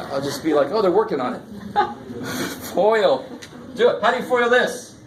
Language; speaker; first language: English; native; English